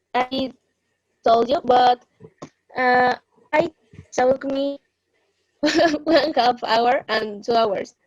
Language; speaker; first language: English; non-native, learner; Spanish